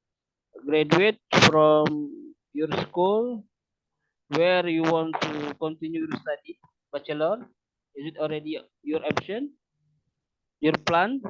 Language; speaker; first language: English; non-native, learner; Indonesian